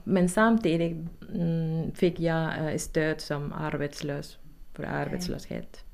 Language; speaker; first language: Swedish; non-native, fluent; Spanish